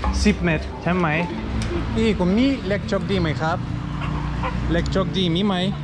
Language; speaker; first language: Thai; non-native, learner; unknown